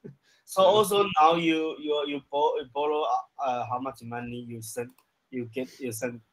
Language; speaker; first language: English; non-native, learner; Chinese